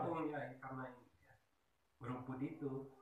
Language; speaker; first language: Indonesian; early bilingual, heritage; Dutch